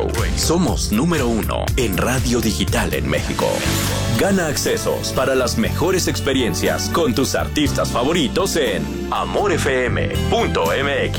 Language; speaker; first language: Spanish; native; Spanish